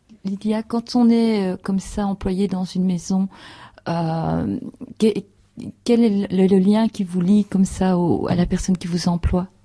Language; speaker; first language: French; native; French